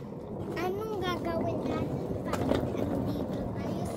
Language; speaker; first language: Filipino; early bilingual, heritage; Filipino